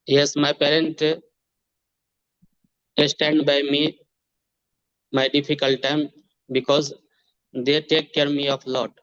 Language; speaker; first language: English; non-native, learner; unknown